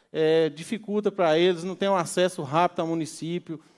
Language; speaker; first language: Portuguese; native; Portuguese